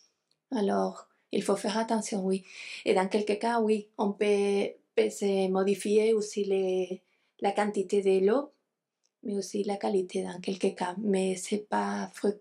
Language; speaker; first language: French; non-native, fluent; Spanish